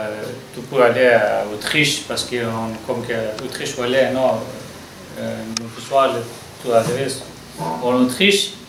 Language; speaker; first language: French; non-native, learner; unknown